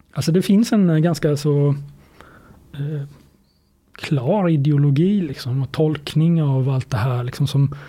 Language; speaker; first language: Swedish; native; Swedish